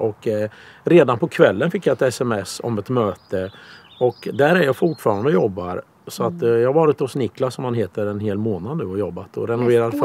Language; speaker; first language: Swedish; native; Swedish